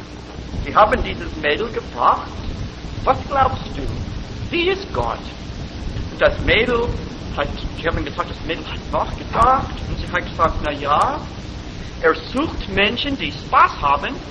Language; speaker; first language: German; non-native, fluent; English